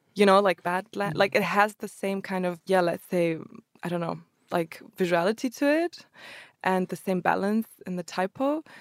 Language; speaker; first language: English; early bilingual, other home language; Croatian